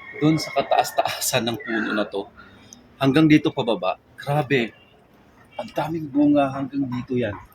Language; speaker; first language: Filipino; non-native, local second language; Cebuano